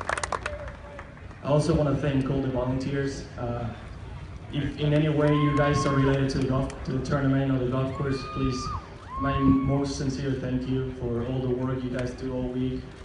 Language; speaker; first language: English; non-native, fluent; Spanish